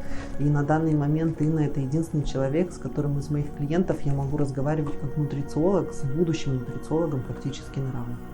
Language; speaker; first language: Russian; native; Russian